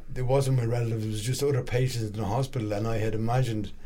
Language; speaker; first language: English; native; English